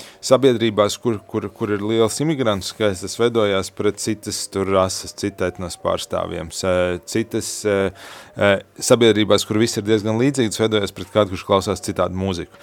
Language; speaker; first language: Latvian; native; Latvian